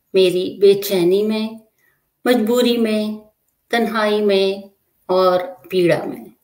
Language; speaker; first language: Hindi; native; Hindi